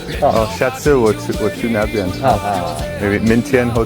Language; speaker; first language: Chinese; non-native, fluent; English